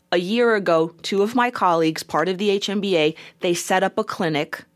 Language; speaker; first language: English; native; English